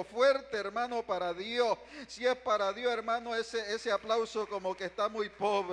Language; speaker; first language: Spanish; native; Spanish